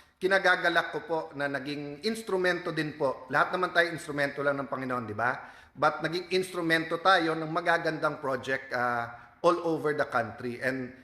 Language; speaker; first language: Filipino; native; Filipino